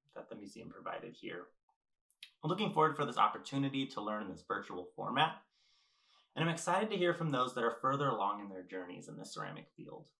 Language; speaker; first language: English; native; English